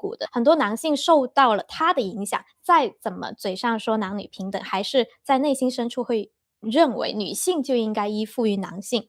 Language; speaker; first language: Chinese; native; Chinese